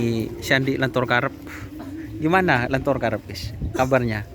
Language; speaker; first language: Malay; native; Malay